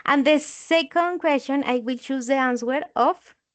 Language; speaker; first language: English; non-native, learner; Spanish